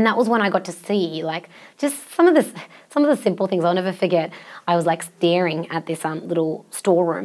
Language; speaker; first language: English; non-native, local second language; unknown